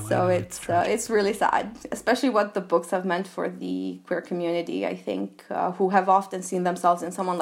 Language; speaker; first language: English; non-native, fluent; Albanian